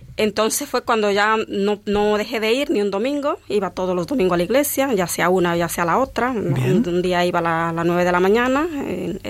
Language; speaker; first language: Spanish; native; Spanish